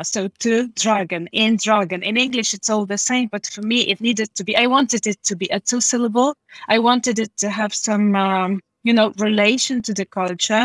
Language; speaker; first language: English; non-native, fluent; Polish